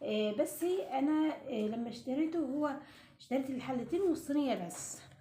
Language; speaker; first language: Arabic; native; Arabic